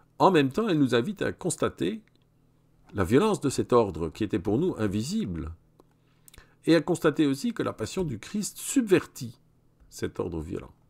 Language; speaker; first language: French; native; French